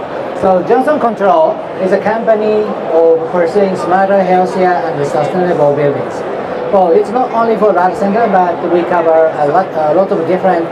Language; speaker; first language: English; non-native, fluent; Japanese